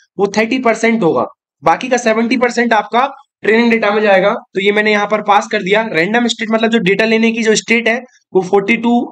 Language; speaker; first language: Hindi; native; Hindi